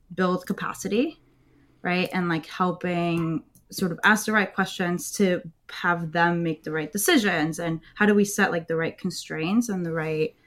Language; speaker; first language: English; early bilingual, other home language; Spanish